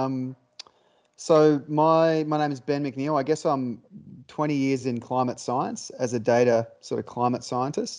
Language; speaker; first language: English; native; English